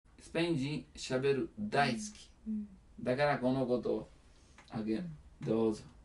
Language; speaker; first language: Japanese; non-native, learner; Italian